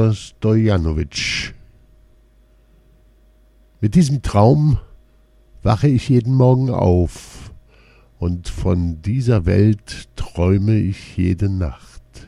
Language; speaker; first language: German; non-native, fluent; Portuguese